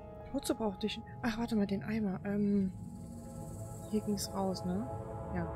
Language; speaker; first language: German; native; German